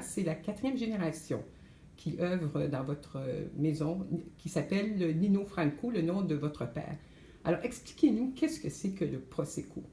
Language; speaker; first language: French; native; French